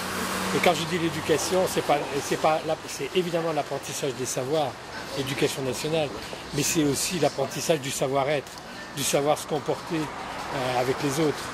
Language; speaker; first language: French; native; French